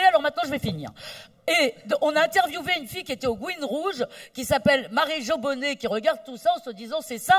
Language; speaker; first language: French; native; French